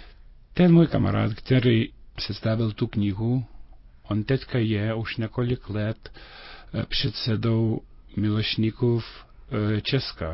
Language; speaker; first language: Czech; non-native, fluent; Lithuanian